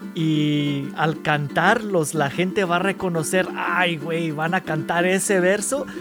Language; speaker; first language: Spanish; early bilingual, heritage; Spanish